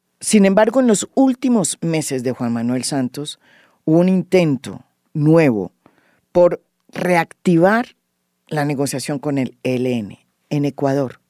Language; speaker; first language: Spanish; native; Spanish